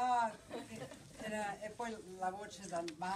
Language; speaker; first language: Italian; native; Italian